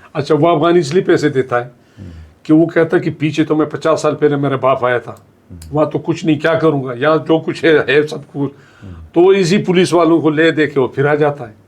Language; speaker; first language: Urdu; non-native, local second language; Pashto